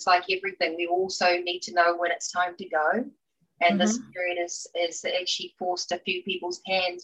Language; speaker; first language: English; native; English